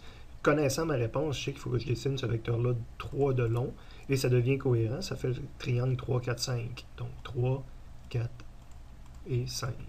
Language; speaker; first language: French; native; French